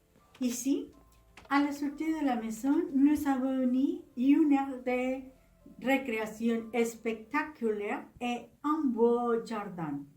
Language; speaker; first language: French; non-native, learner; Spanish